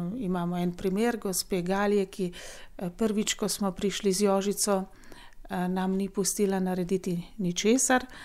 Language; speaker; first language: Slovenian; non-native, fluent; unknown